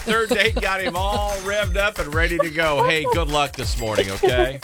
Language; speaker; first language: English; native; English